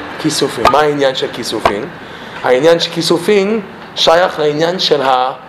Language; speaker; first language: Hebrew; non-native, fluent; English